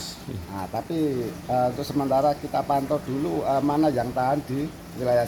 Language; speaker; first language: Indonesian; non-native, local second language; Javanese